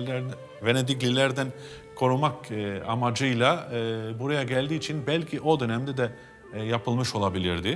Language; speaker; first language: Turkish; non-native, fluent; Albanian